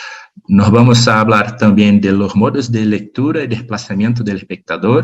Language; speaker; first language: Spanish; non-native, learner; Portuguese